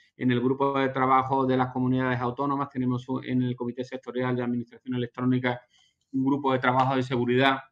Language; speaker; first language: Spanish; native; Spanish